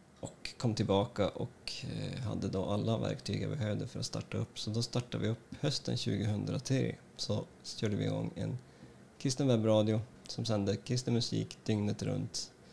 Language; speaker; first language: Swedish; native; Swedish